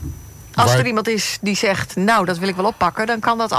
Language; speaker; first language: Dutch; native; Dutch